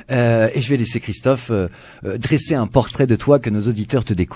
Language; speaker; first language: French; native; French